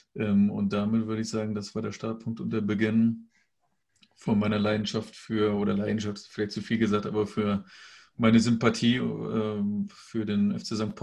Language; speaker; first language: German; native; German